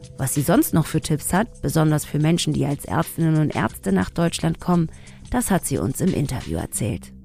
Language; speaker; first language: German; early bilingual, other home language; Tigrinya